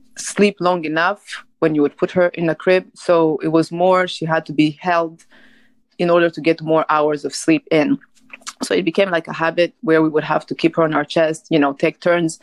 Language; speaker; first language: English; non-native, local second language; Kinyarwanda